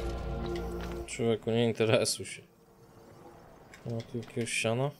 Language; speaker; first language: Polish; native; Polish